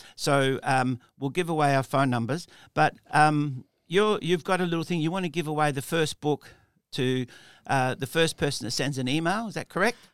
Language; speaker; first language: English; early bilingual, other home language; Italian